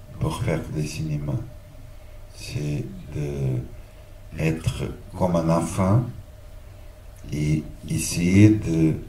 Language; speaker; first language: French; non-native, fluent; Portuguese